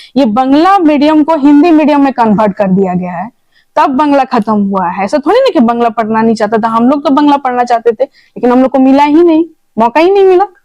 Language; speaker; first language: Hindi; non-native, local second language; Bangla